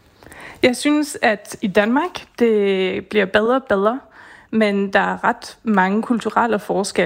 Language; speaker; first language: Danish; non-native, fluent; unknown